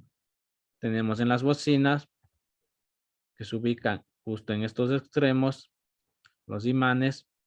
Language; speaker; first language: Spanish; native; Spanish